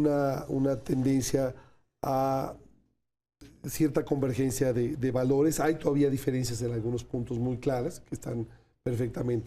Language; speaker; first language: Spanish; native; Spanish